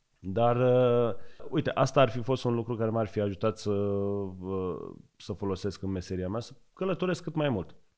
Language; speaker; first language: Romanian; non-native, fluent; Persian